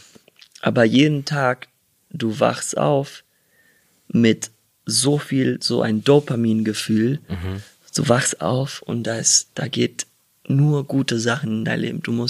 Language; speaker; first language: German; early bilingual, heritage; German